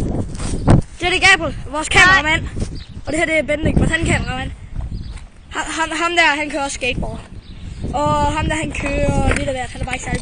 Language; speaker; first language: Danish; native; Danish